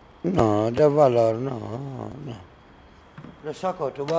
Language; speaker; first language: Spanish; non-native, learner; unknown